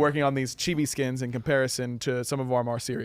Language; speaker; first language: English; native; English